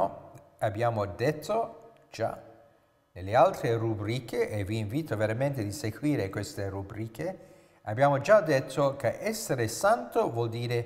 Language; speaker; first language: Italian; non-native, fluent; English